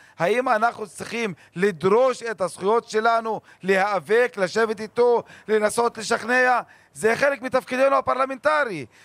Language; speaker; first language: Hebrew; non-native, local second language; Arabic